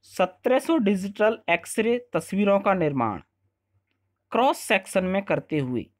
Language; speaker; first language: Hindi; native; Hindi